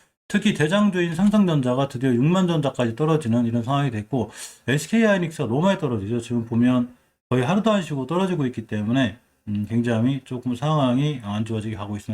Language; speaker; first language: Korean; native; Korean